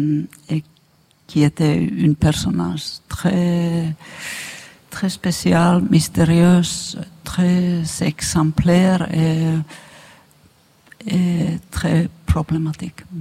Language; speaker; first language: French; non-native, fluent; Finnish